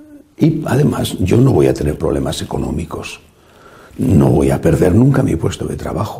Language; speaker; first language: Spanish; native; Spanish